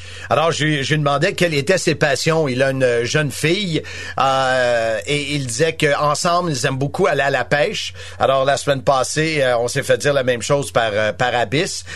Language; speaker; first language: French; native; French